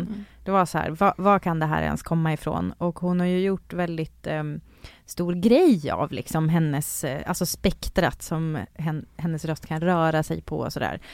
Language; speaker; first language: Swedish; native; Swedish